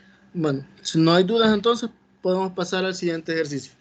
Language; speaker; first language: Spanish; native; Spanish